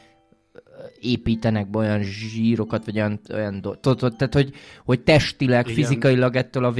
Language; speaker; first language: Hungarian; native; Hungarian